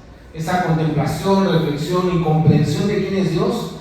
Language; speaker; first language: Spanish; native; Spanish